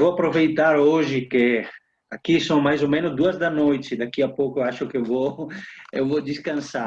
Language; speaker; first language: Portuguese; non-native, fluent; Italian